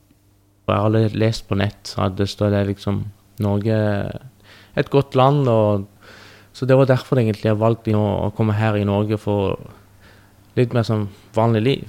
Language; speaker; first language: Norwegian; early bilingual, other home language; Persian